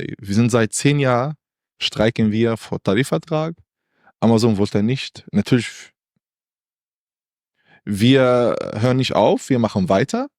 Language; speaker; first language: German; non-native, learner; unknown